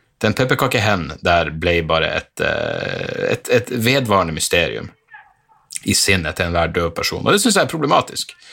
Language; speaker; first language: Norwegian; native; Norwegian